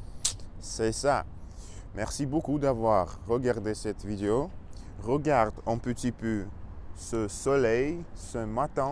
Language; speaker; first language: French; non-native, learner; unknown